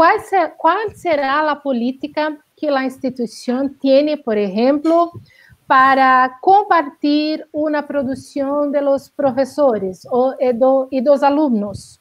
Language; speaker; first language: Spanish; non-native, learner; Portuguese